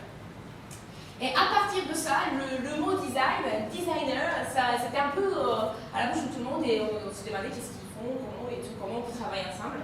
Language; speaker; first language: French; non-native, fluent; Romanian